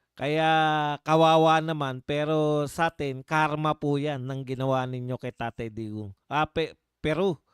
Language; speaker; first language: Filipino; native; Filipino